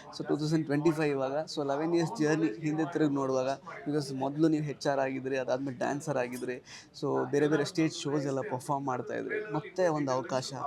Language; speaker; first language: Kannada; native; Kannada